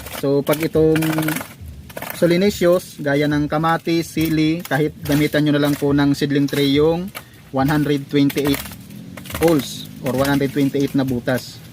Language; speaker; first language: Filipino; non-native, local second language; Bikol